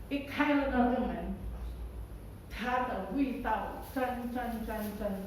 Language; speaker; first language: Chinese; early bilingual, heritage; Chinese